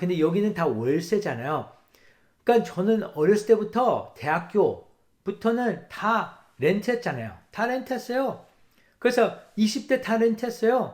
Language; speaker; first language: Korean; early bilingual, heritage; English